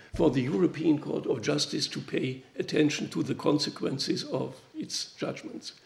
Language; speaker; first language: English; non-native, fluent; German